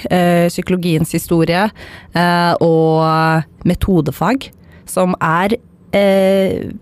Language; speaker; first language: Norwegian; native; Norwegian